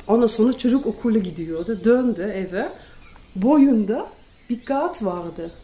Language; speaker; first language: Turkish; non-native, fluent; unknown